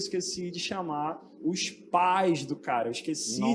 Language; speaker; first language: Portuguese; native; Portuguese